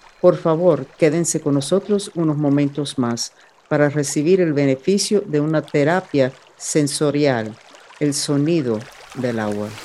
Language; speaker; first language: Spanish; non-native, fluent; English